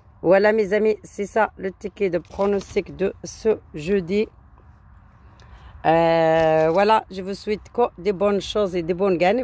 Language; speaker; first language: French; non-native, learner; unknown